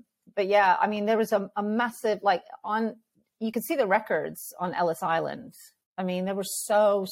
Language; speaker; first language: English; early bilingual, other home language; Ukrainian